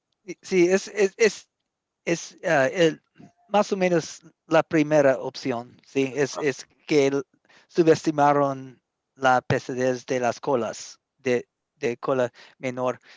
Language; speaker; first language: Spanish; non-native, learner; English